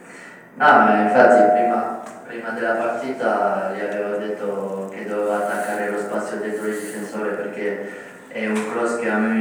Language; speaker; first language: Italian; non-native, fluent; French